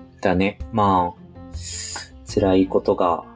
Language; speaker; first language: Japanese; native; Japanese